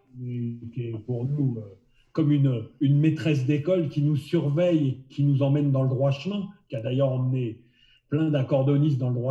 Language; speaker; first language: French; native; French